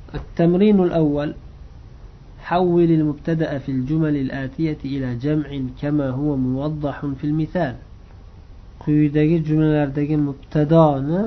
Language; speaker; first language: Arabic; non-native, fluent; Uzbek